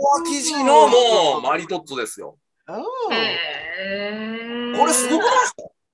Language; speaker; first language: Japanese; native; Japanese